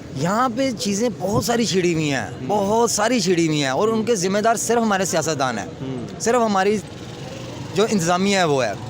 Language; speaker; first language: Urdu; non-native, local second language; Punjabi